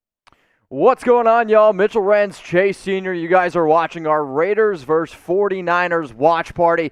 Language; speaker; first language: English; native; English